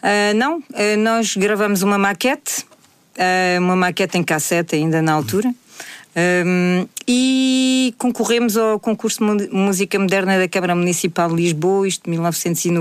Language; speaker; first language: Portuguese; native; Portuguese